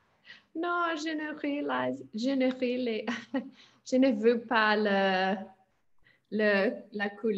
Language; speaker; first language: French; non-native, learner; English